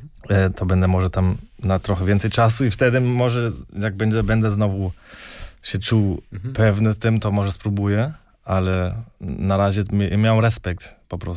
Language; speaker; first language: Polish; early bilingual, heritage; Polish